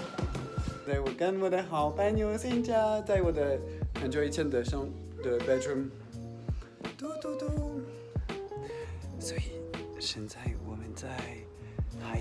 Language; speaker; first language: Chinese; non-native, fluent; French